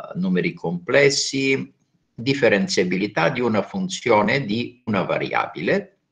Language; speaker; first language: Italian; non-native, fluent; Bulgarian